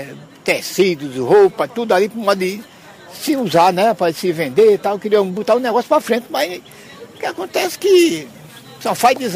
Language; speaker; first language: Portuguese; native; Portuguese